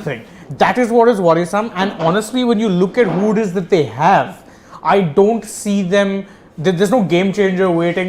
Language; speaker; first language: English; non-native, local second language; Hindi